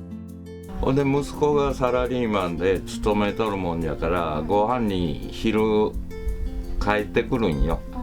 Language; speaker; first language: Japanese; native; Japanese